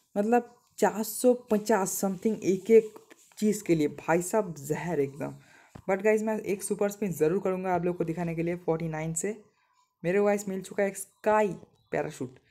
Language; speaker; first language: Hindi; non-native, local second language; Bangla